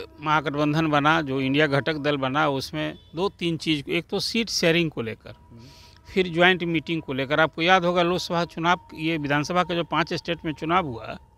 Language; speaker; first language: Hindi; native; Hindi